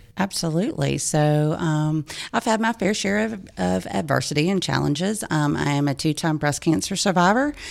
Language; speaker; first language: English; native; English